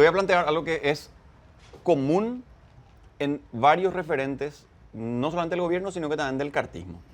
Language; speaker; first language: Spanish; native; Spanish